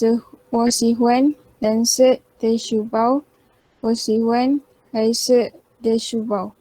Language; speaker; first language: Chinese; non-native, learner; Malay